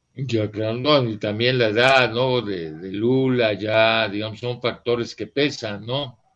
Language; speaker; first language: Spanish; native; Spanish